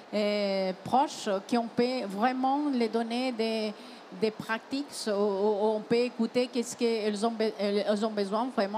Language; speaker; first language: French; non-native, fluent; Spanish